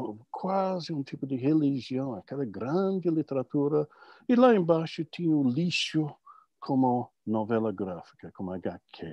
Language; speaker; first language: Portuguese; non-native, fluent; English